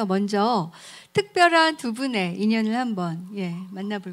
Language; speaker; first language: Korean; native; Korean